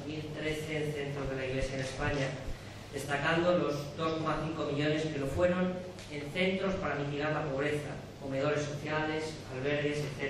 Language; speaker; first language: Spanish; native; Spanish